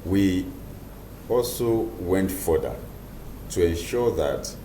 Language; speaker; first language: English; non-native, local second language; Yoruba